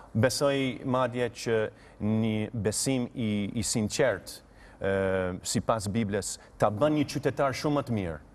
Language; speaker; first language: Albanian; non-native, fluent; English